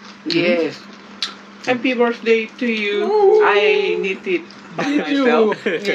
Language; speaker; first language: English; non-native, learner; Korean